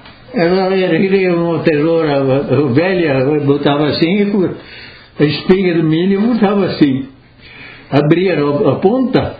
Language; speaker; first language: Portuguese; non-native, local second language; Italian